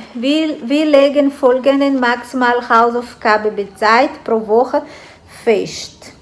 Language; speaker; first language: German; non-native, learner; Portuguese